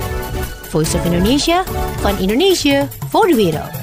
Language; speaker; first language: Dutch; non-native, fluent; Indonesian